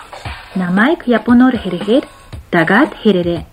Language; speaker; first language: Mongolian; non-native, fluent; Japanese